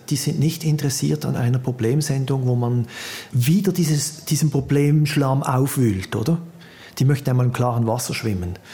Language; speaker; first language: German; native; German